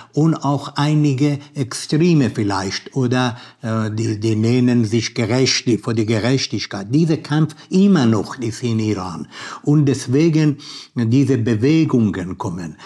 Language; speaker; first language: German; non-native, learner; Persian